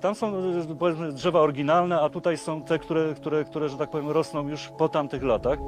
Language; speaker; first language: Polish; native; Polish